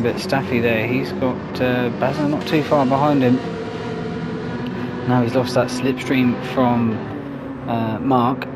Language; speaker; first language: English; native; English